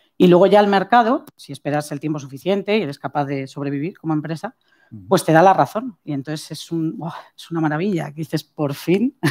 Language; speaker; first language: Spanish; native; Spanish